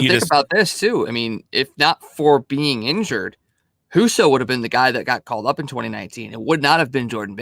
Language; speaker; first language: English; native; English